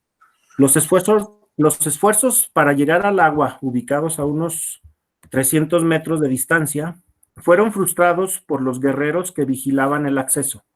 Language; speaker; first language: Spanish; native; Spanish